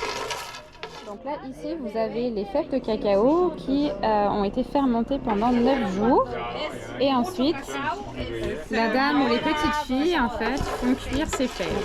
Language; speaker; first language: French; native; French